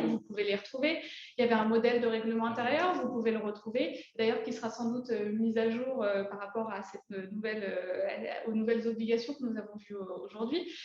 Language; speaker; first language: French; native; French